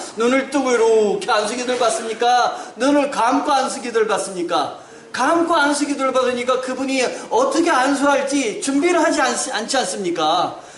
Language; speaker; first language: Korean; native; Korean